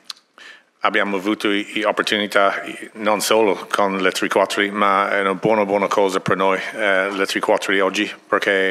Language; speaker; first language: Italian; non-native, learner; English